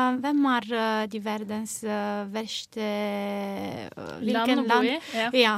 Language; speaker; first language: Norwegian; non-native, fluent; Romanian